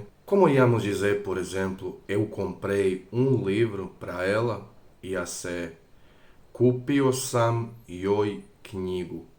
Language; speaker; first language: Portuguese; non-native, fluent; Croatian